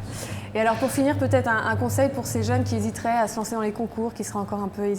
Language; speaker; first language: French; native; French